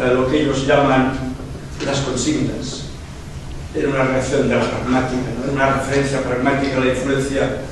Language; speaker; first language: Spanish; non-native, local second language; Catalan